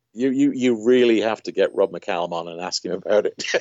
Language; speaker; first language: English; native; English